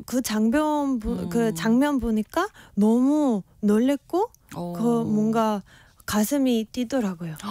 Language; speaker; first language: Korean; non-native, fluent; Spanish